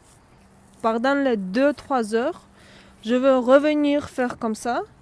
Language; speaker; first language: French; non-native, learner; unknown